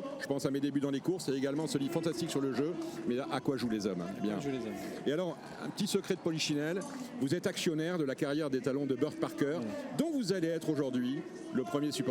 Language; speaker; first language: French; native; French